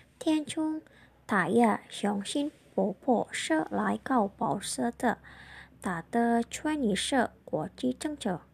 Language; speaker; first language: Chinese; non-native, learner; Indonesian